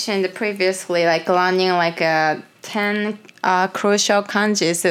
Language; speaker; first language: English; non-native, fluent; Japanese